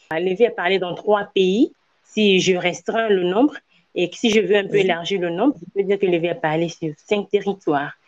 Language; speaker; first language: French; non-native, local second language; Ewe